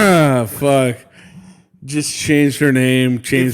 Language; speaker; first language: English; native; English